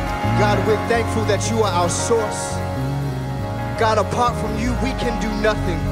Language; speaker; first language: English; native; English